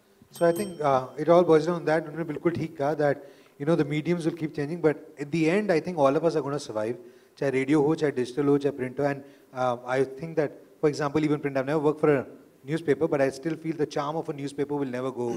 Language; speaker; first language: English; non-native, local second language; Hindi